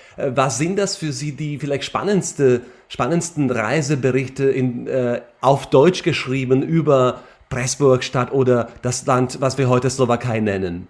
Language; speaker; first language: German; non-native, fluent; Slovak